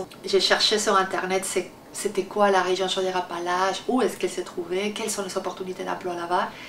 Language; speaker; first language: French; non-native, fluent; Spanish